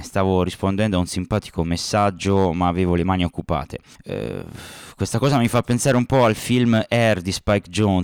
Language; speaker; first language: Italian; native; Italian